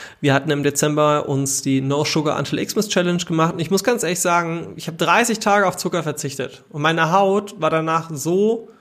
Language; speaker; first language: German; native; German